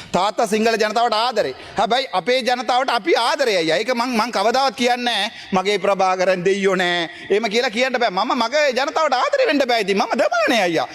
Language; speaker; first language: Sinhala; non-native, local second language; Tamil